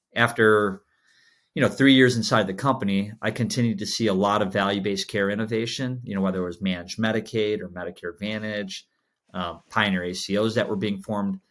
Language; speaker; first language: English; native; English